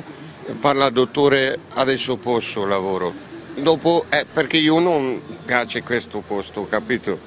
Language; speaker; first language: Italian; non-native, learner; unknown